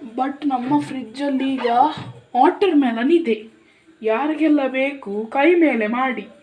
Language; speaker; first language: Kannada; non-native, local second language; Konkani